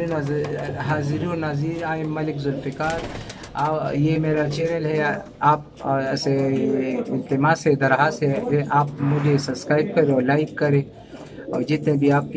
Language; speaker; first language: Hindi; non-native, local second language; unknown